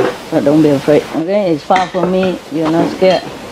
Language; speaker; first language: English; non-native, fluent; Vietnamese